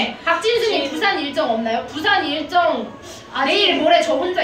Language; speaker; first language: Korean; native; Korean